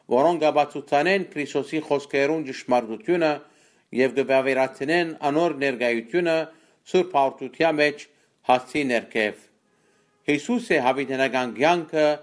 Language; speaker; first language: Armenian; native; Armenian